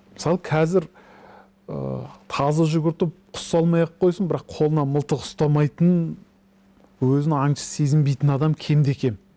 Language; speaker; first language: Kazakh; early bilingual, heritage; Kazakh